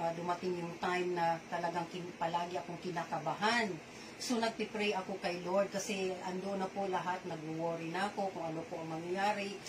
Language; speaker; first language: Filipino; non-native, local second language; Cebuano